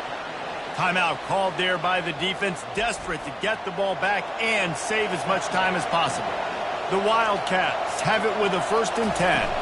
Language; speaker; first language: English; native; English